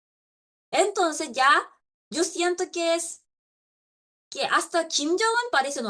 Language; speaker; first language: Spanish; non-native, local second language; Korean